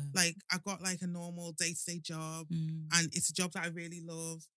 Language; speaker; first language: English; native; English